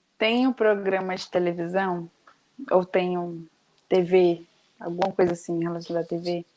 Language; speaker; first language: Portuguese; native; Portuguese